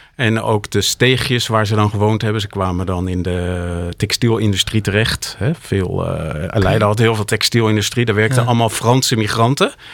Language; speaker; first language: Dutch; native; Dutch